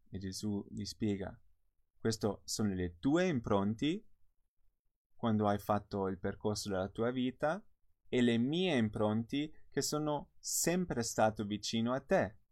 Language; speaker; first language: Italian; non-native, fluent; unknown